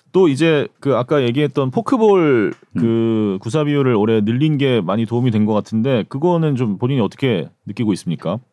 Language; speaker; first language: Korean; native; Korean